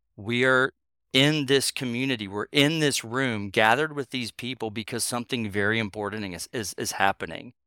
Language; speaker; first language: English; native; English